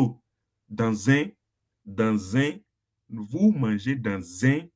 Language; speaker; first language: French; non-native, fluent; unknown